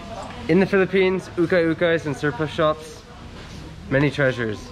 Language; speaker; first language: English; non-native, fluent; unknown